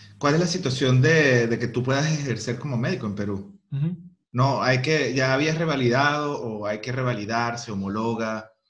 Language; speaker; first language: Spanish; native; Spanish